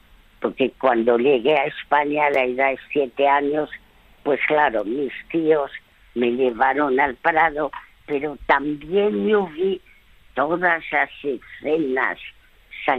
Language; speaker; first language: Spanish; early bilingual, other home language; French